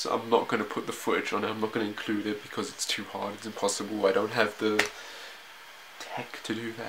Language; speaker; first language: English; native; English